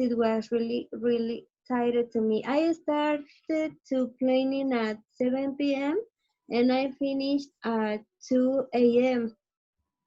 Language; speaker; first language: English; non-native, learner; Spanish